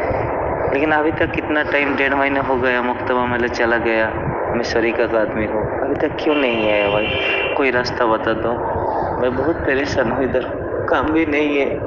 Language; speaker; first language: Hindi; non-native, local second language; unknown